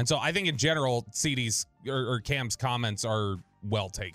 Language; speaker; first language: English; native; English